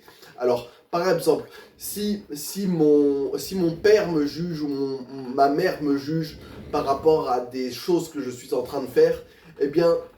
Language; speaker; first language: French; native; French